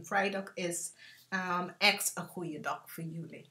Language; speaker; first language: Dutch; non-native, learner; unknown